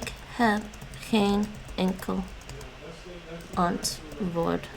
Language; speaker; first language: Dutch; non-native, learner; English